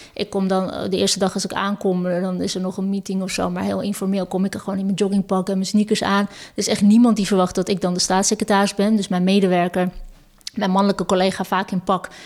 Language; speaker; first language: Dutch; early bilingual, other home language; Turkish